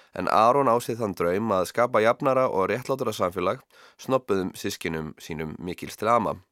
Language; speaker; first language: Icelandic; native; Icelandic